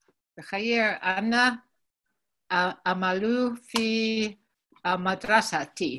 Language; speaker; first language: Arabic; non-native, learner; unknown